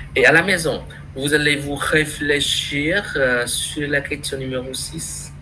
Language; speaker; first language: French; non-native, fluent; Vietnamese